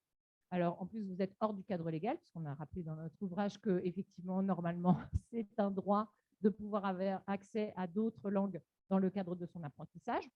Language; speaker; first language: French; native; French